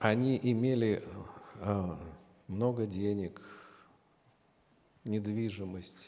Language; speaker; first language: Russian; native; Russian